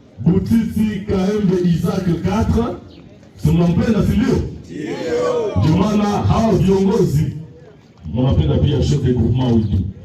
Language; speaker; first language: Swahili; native; Swahili